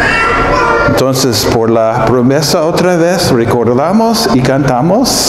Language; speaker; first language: Spanish; non-native, fluent; English